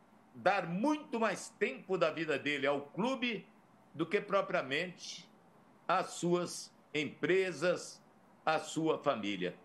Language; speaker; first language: Portuguese; native; Portuguese